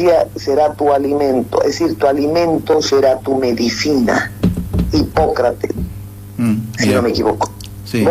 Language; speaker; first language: Spanish; native; Spanish